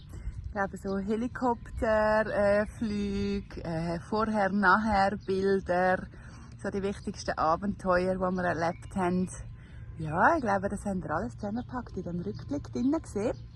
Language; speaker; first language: German; native; German